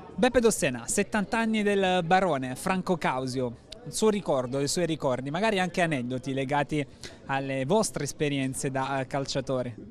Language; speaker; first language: Italian; native; Italian